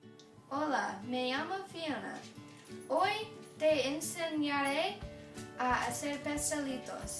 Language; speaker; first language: Spanish; non-native, learner; English